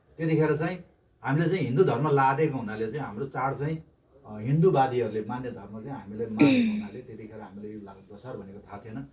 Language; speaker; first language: Nepali; non-native, local second language; Eastern Tamang